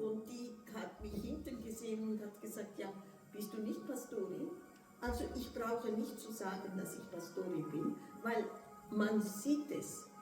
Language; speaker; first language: German; non-native, fluent; Portuguese